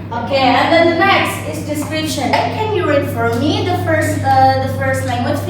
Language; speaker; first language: English; non-native, learner; Indonesian